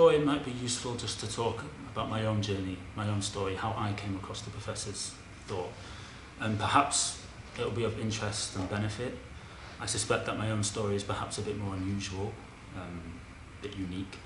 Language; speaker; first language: English; native; English